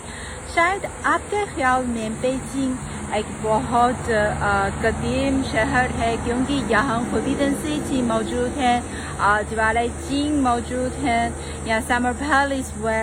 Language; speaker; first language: Urdu; non-native, fluent; Chinese